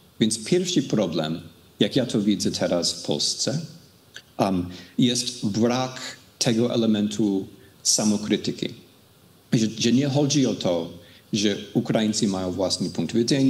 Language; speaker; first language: Polish; non-native, fluent; English